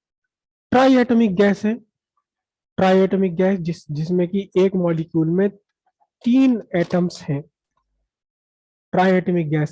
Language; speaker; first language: Hindi; native; Hindi